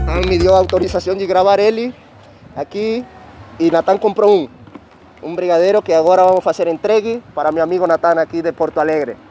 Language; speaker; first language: Portuguese; non-native, fluent; Spanish